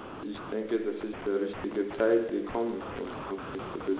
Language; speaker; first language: German; early bilingual, other home language; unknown